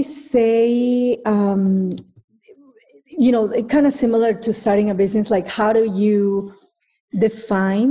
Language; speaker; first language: English; non-native, fluent; Spanish